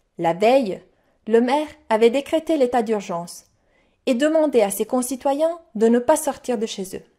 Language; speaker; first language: French; non-native, fluent; Italian